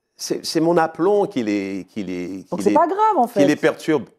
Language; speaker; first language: French; native; French